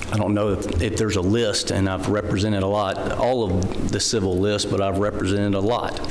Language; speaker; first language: English; native; English